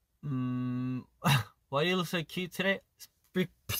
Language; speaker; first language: English; early bilingual, other home language; Korean